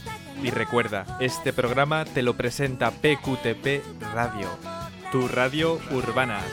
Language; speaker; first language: Spanish; native; Spanish